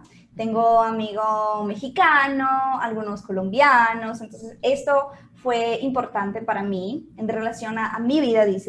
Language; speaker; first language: Spanish; non-native, fluent; Portuguese